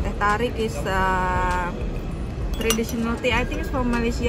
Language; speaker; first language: English; non-native, learner; Indonesian